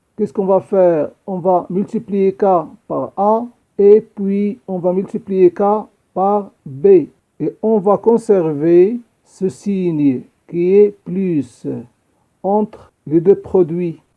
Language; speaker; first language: French; non-native, local second language; Arabic